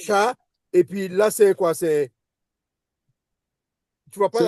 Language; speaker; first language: French; native; French